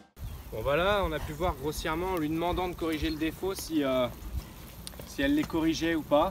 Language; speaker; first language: French; native; French